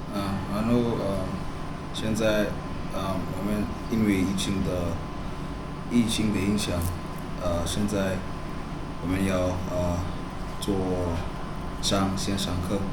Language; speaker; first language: Chinese; non-native, learner; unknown